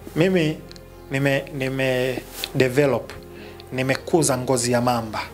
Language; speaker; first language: Swahili; native; Swahili